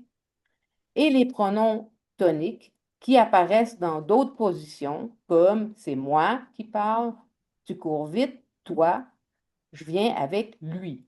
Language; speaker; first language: French; native; French